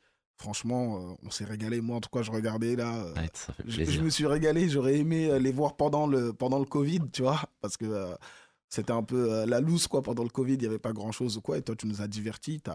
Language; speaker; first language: French; native; French